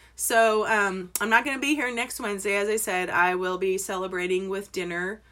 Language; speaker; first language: English; native; English